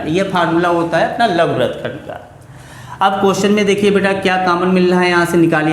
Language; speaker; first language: Hindi; native; Hindi